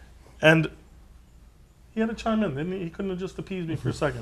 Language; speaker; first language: English; native; English